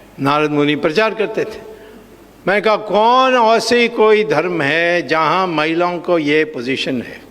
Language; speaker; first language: Hindi; non-native, local second language; Tamil